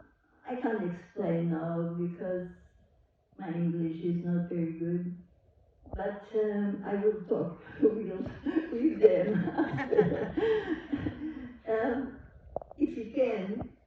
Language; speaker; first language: English; non-native, learner; Portuguese